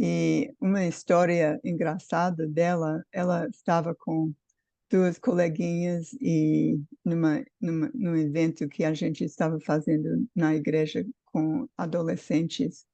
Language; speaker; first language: Portuguese; non-native, fluent; English